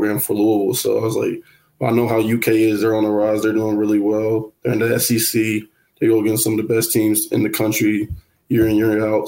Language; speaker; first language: English; native; English